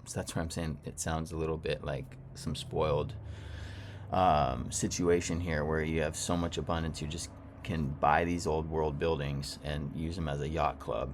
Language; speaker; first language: English; native; English